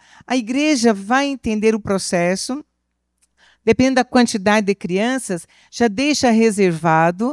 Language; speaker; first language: Portuguese; native; Portuguese